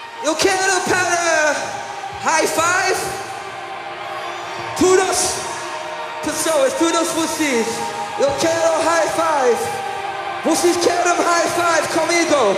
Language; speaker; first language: Portuguese; non-native, learner; English